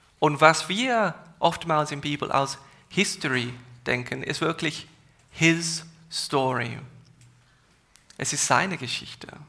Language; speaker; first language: German; non-native, fluent; English